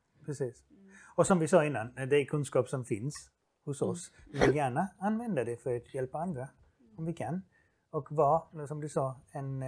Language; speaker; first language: Swedish; non-native, fluent; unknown